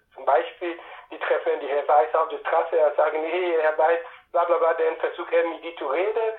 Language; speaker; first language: German; non-native, fluent; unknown